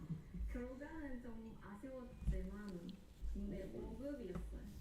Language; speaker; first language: Korean; non-native, fluent; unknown